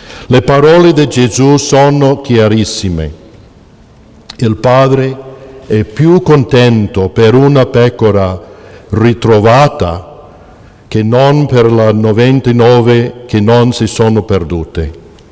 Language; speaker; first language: Italian; non-native, fluent; English